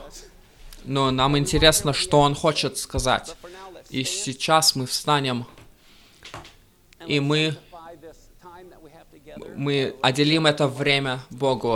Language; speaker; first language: Russian; early bilingual, heritage; Russian